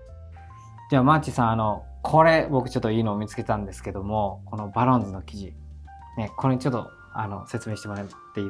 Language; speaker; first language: Japanese; native; Japanese